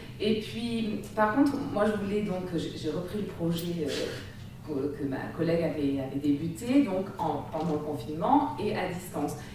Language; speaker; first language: French; native; French